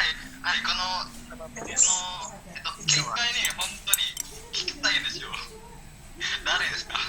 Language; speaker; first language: Japanese; non-native, learner; Indonesian